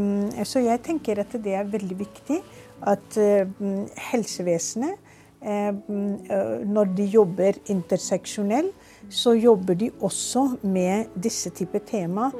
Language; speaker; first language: Norwegian; non-native, fluent; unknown